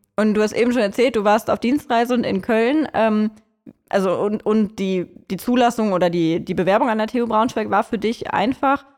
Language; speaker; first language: German; native; German